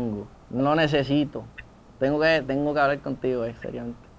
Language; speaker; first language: Spanish; native; Spanish